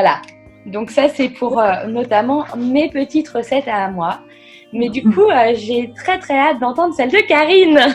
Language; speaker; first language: French; native; French